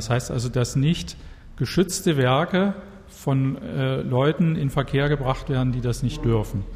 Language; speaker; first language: German; native; German